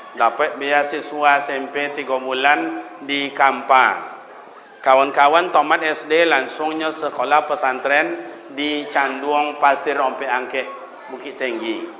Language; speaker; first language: Malay; native; Malay